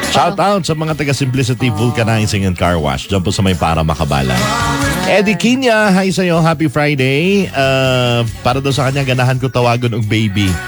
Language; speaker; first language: Filipino; non-native, local second language; Cebuano